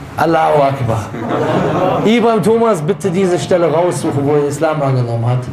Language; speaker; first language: German; native; German